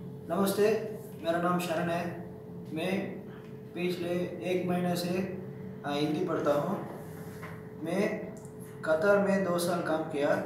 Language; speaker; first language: Hindi; non-native, local second language; Tamil